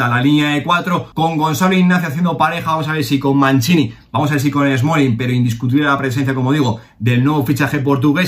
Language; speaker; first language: Spanish; native; Spanish